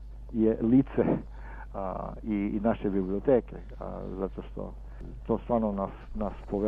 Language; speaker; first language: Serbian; early bilingual, heritage; Serbian